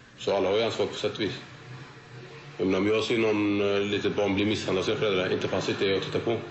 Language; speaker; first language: Swedish; early bilingual, other home language; Turoyo